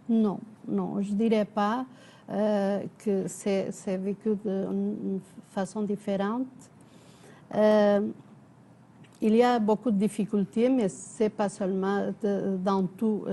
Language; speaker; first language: French; non-native, fluent; Portuguese